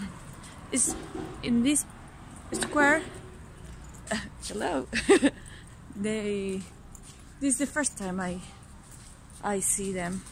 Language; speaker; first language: English; non-native, fluent; Spanish